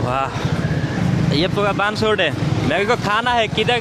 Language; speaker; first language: Hindi; non-native, learner; Bangla